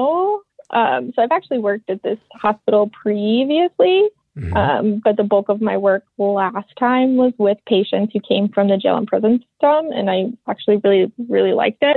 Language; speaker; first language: English; native; English